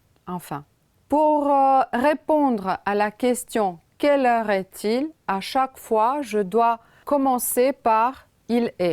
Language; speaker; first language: French; non-native, fluent; Romanian